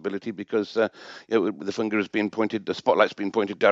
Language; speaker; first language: English; native; English